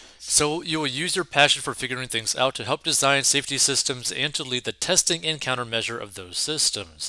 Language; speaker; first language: English; native; English